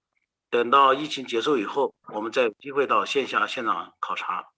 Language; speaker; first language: Chinese; native; Chinese